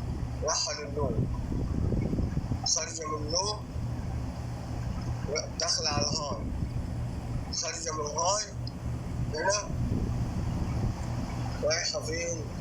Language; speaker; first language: Arabic; native; Arabic